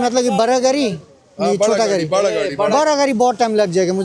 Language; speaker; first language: Hindi; non-native, local second language; Bangla